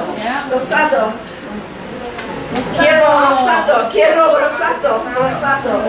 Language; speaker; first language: Spanish; non-native, learner; Chinese